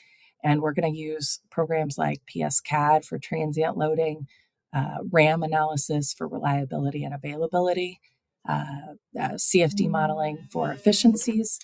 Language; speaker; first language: English; native; English